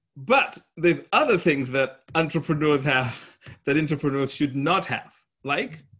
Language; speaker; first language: English; non-native, local second language; Shona